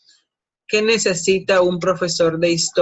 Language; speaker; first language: Spanish; non-native, fluent; English